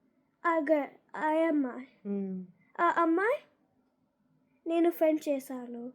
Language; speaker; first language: Telugu; early bilingual, heritage; Telugu